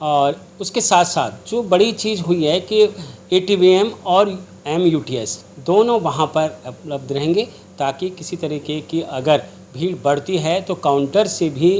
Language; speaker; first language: Hindi; native; Hindi